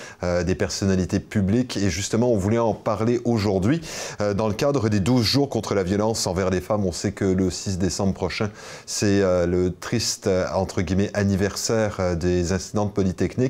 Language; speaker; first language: French; native; French